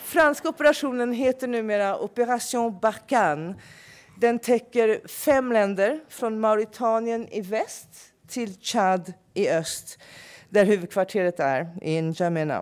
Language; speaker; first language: Swedish; non-native, fluent; English